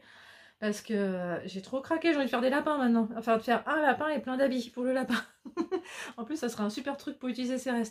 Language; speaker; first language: French; native; French